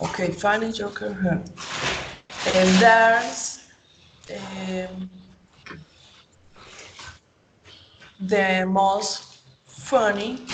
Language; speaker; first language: English; non-native, learner; Spanish